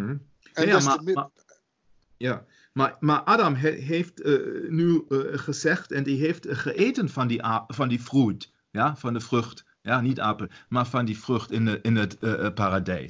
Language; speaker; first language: Dutch; non-native, learner; German